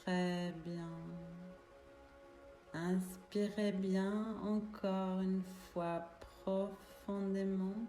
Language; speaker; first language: French; native; French